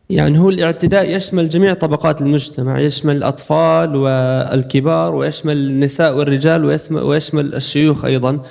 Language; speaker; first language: Arabic; native; Arabic